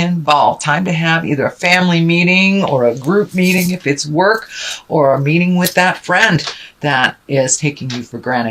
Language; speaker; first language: English; native; English